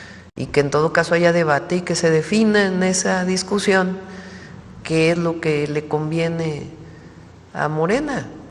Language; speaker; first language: Spanish; native; Spanish